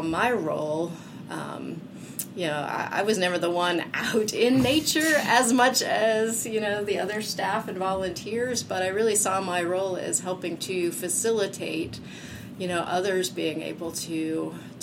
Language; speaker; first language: English; native; English